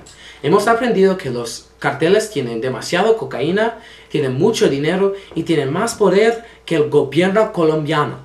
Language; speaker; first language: Spanish; non-native, learner; English